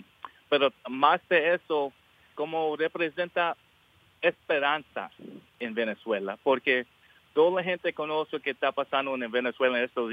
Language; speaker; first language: Spanish; early bilingual, heritage; English